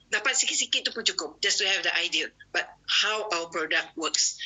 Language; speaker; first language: English; non-native, local second language; Malay